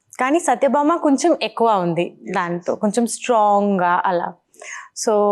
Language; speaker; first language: Telugu; non-native, learner; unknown